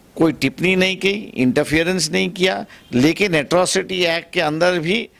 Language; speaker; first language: Hindi; non-native, local second language; Marathi